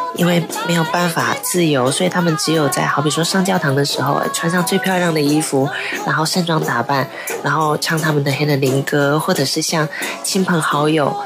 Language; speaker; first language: Chinese; non-native, local second language; Hakka Chinese